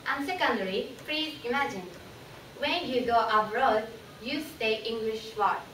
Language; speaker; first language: English; non-native, learner; Japanese